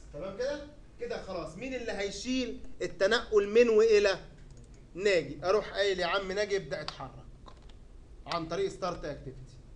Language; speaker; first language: Arabic; native; Arabic